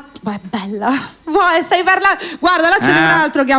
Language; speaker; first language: Italian; native; Italian